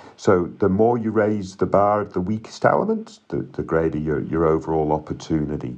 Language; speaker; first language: English; native; English